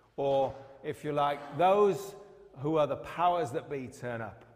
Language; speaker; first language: English; native; English